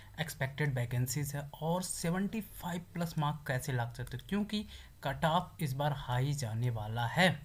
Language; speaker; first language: Hindi; native; Hindi